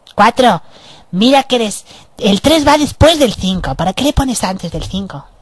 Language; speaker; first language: Spanish; native; Spanish